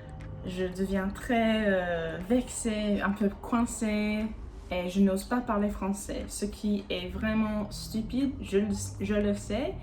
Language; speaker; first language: French; non-native, fluent; English